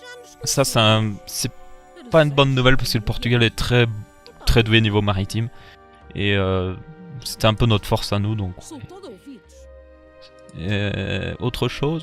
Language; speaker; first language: French; native; French